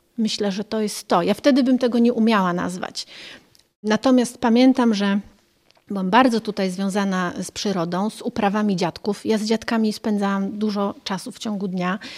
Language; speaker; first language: Polish; early bilingual, other home language; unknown